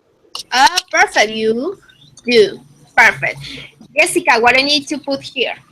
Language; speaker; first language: English; non-native, fluent; Spanish